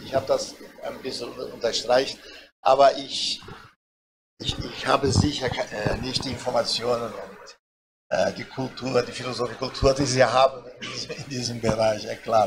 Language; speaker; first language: German; non-native, fluent; Portuguese